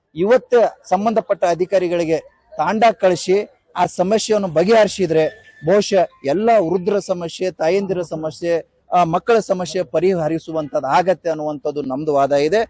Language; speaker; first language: Kannada; non-native, local second language; Lambadi